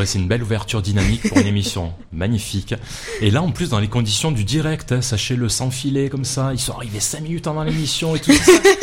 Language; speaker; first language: French; native; French